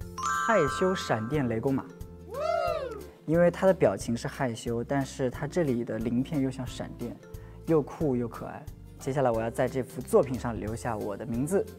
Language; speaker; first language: Chinese; native; Chinese